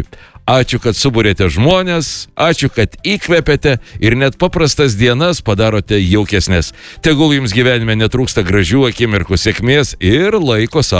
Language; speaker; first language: Lithuanian; native; Lithuanian